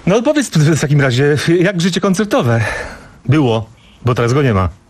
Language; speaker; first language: Polish; native; Polish